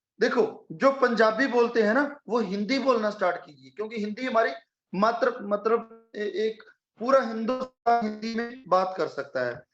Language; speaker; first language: Hindi; non-native, local second language; Punjabi